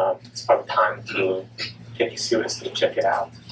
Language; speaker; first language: English; non-native, fluent; Chinese